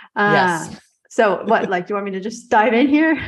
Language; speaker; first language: English; native; English